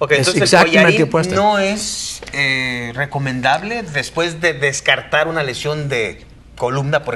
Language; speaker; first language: Spanish; native; Spanish